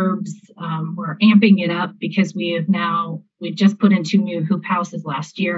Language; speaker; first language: English; native; English